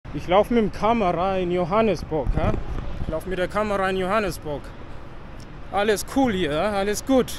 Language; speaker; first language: German; non-native, fluent; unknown